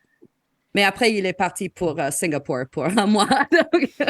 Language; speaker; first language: French; non-native, fluent; English